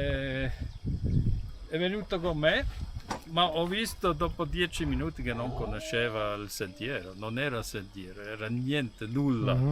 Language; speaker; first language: Italian; non-native, fluent; German